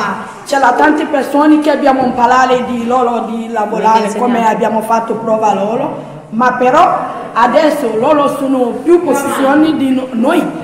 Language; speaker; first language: Italian; non-native, learner; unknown